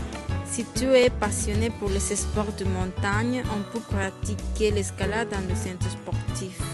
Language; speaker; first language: French; non-native, learner; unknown